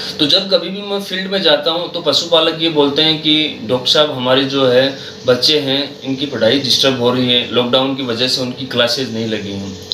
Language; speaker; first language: Hindi; native; Hindi